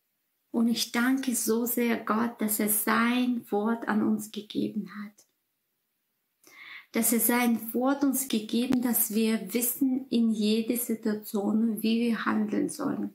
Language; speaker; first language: German; non-native, fluent; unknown